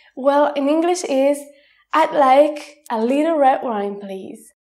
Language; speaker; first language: English; non-native, fluent; Italian